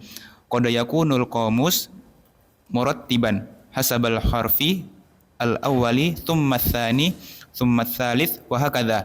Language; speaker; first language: Arabic; non-native, learner; Indonesian